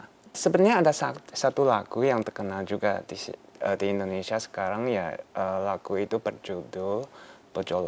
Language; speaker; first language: Indonesian; non-native, fluent; Chinese